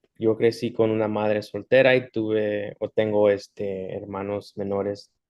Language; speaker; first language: Spanish; early bilingual, heritage; Spanish